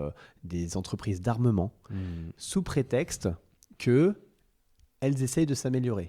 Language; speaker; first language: French; native; French